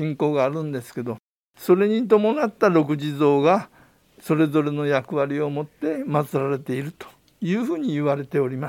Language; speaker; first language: Japanese; native; Japanese